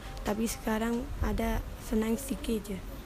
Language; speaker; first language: Indonesian; early bilingual, other home language; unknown